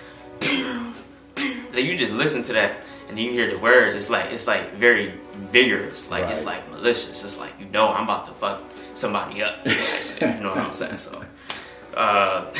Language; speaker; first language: English; native; English